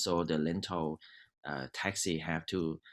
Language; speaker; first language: English; non-native, learner; Thai